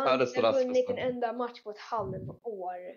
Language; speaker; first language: Swedish; early bilingual, other home language; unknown